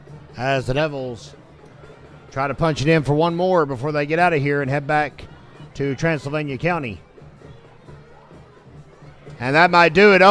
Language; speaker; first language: English; native; English